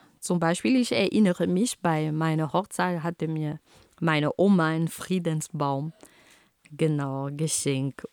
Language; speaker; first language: German; non-native, fluent; Ghomala